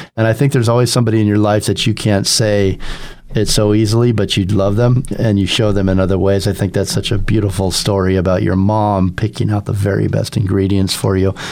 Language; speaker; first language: English; native; English